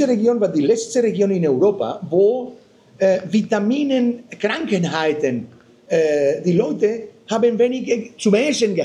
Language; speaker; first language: German; non-native, fluent; Spanish